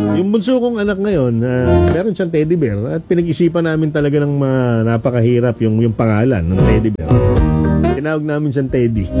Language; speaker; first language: Filipino; native; Filipino